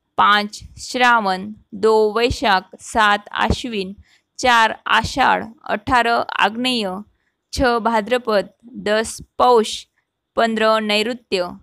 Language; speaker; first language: Hindi; non-native, local second language; Marathi